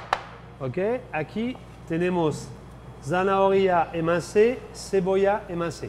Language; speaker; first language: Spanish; non-native, fluent; French